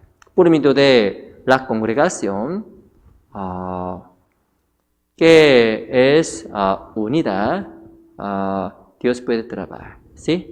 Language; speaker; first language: Spanish; non-native, fluent; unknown